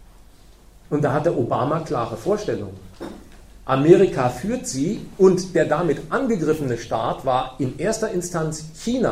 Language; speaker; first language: German; native; German